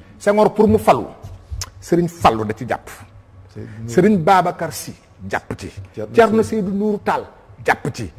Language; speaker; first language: Wolof; non-native, local second language; Fula